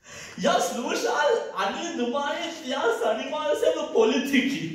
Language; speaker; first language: Russian; non-native, learner; Sinhala